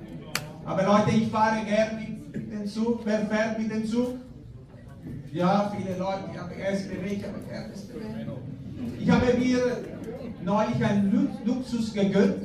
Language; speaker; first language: German; non-native, fluent; Spanish